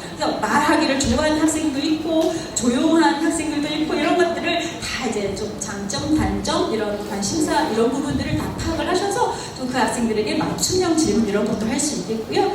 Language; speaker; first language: Korean; native; Korean